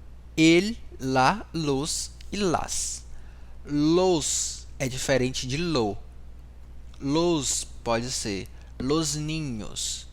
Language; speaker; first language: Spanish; non-native, fluent; Portuguese